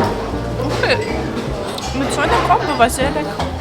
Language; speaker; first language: German; non-native, fluent; Russian